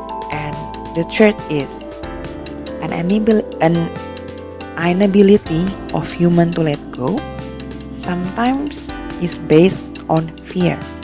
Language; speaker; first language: English; non-native, learner; Indonesian